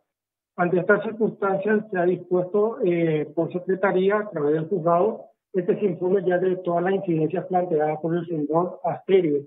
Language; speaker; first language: Spanish; native; Spanish